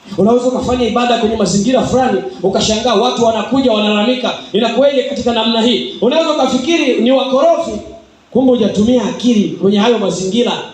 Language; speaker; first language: Swahili; native; Swahili